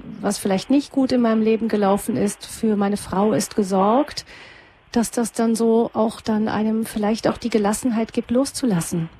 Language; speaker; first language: German; native; German